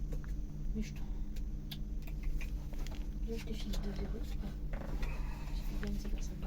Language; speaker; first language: French; native; French